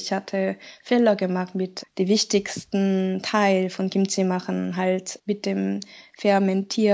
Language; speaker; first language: German; non-native, learner; Korean